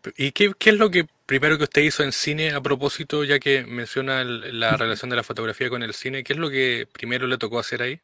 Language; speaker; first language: Spanish; native; Spanish